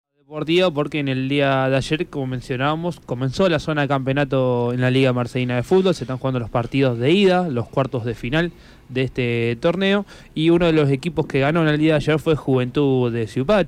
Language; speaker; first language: Spanish; native; Spanish